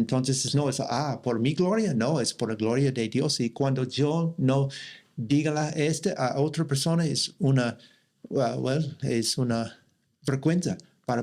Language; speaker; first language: Spanish; non-native, learner; English